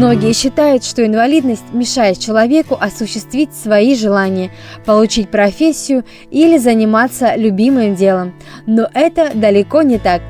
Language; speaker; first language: Russian; native; Russian